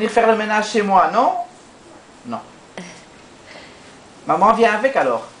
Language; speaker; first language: French; native; French